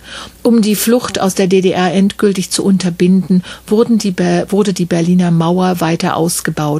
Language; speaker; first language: German; native; German